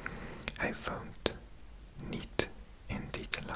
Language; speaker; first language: Dutch; non-native, learner; English